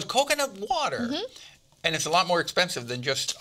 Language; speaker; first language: English; native; English